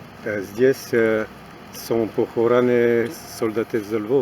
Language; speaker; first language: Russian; non-native, learner; French